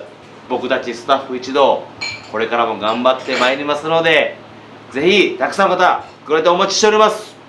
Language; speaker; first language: Japanese; native; Japanese